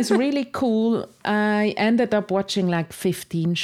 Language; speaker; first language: English; non-native, fluent; Swiss German